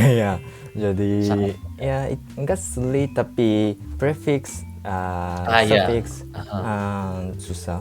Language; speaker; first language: Indonesian; non-native, learner; Japanese